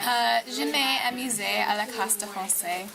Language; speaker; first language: French; non-native, learner; English